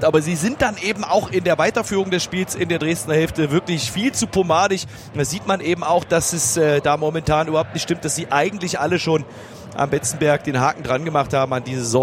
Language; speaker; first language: German; native; German